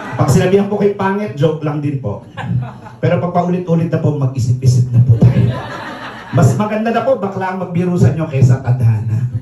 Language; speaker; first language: Filipino; native; Filipino